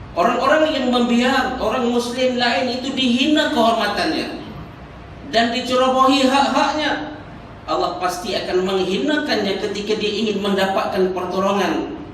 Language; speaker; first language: Malay; native; Malay